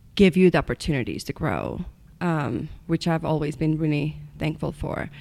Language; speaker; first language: English; non-native, fluent; Estonian